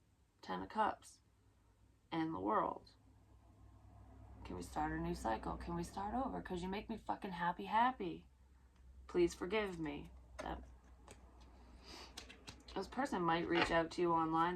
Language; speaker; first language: English; native; English